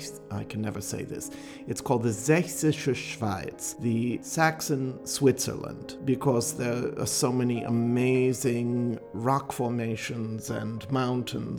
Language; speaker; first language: English; native; English